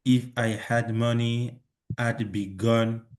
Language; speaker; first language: English; non-native, learner; French